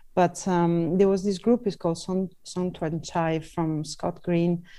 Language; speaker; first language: English; non-native, fluent; Italian